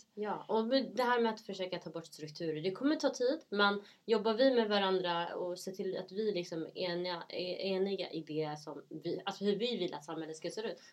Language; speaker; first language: Swedish; early bilingual, other home language; Somali